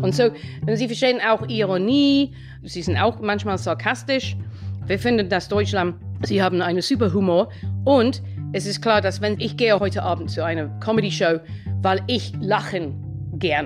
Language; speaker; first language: German; non-native, fluent; English